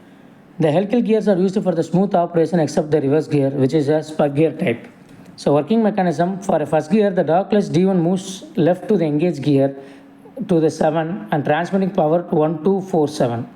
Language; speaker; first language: English; non-native, local second language; Tamil